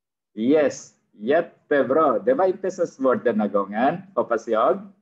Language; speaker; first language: Swedish; non-native, fluent; Arabic